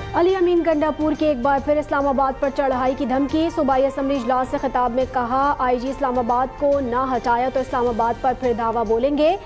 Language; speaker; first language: Urdu; native; Urdu